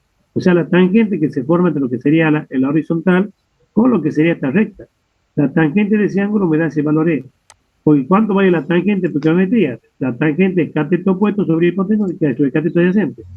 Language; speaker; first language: Spanish; native; Spanish